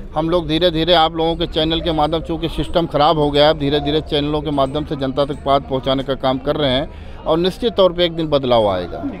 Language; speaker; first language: Hindi; native; Hindi